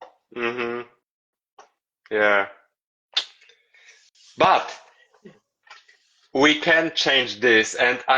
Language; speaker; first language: English; non-native, learner; Polish